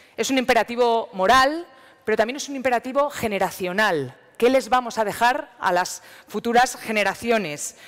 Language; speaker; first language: Spanish; native; Spanish